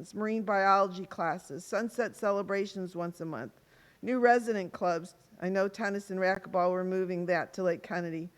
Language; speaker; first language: English; native; English